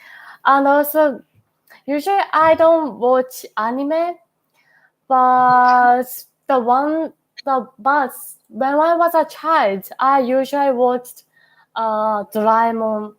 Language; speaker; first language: English; non-native, learner; Japanese